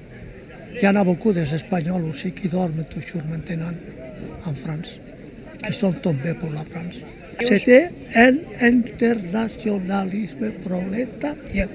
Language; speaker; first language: French; non-native, fluent; Spanish